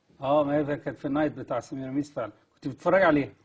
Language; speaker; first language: Egyptian Arabic; native; Egyptian Arabic